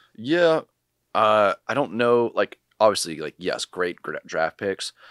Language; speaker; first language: English; native; English